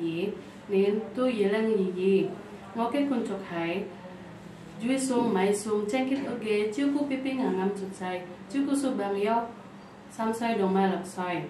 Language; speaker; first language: Cantonese; non-native, learner; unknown